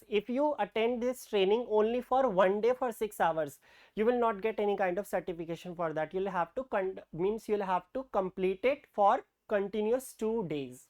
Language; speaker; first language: English; non-native, local second language; Hindi